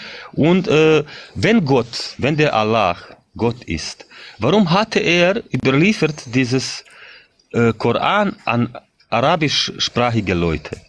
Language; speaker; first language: German; non-native, fluent; Bosnian